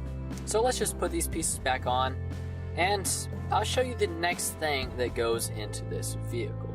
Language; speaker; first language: English; native; English